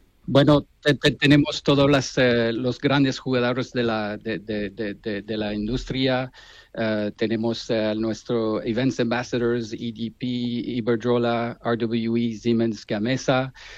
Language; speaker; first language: Spanish; non-native, fluent; French